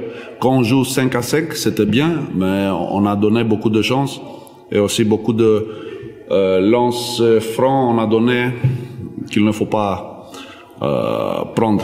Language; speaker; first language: French; non-native, learner; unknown